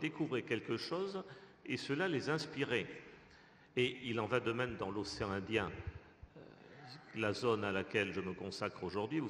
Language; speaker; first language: French; native; French